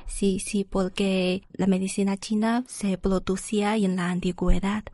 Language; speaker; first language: Spanish; non-native, learner; Chinese